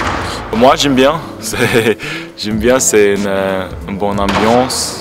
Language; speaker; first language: French; non-native, fluent; English